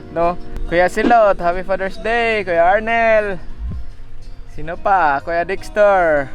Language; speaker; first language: Filipino; non-native, local second language; Cebuano